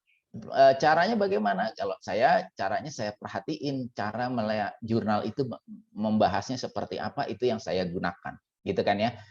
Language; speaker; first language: Indonesian; native; Indonesian